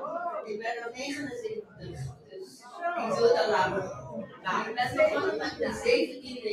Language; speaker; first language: Dutch; non-native, local second language; Papiamento